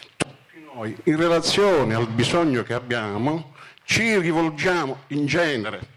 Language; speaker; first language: Italian; native; Italian